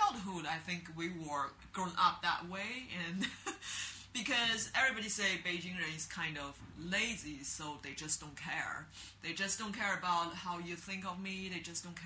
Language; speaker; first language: English; non-native, learner; Chinese